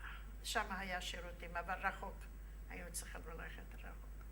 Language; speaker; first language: Hebrew; non-native, fluent; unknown